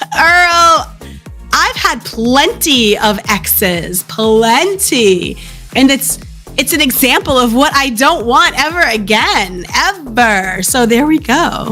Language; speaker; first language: English; native; English